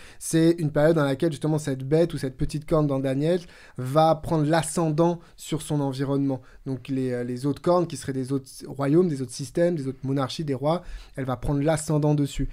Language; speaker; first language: French; native; French